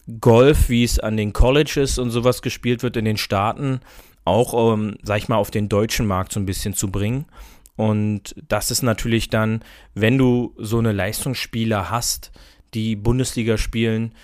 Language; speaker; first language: German; native; German